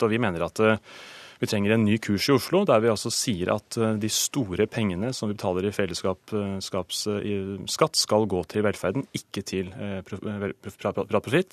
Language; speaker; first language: Norwegian; native; Norwegian